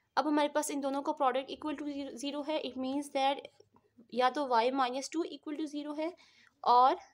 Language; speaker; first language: Urdu; non-native, local second language; Punjabi